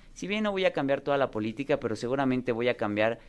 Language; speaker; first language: Spanish; native; Spanish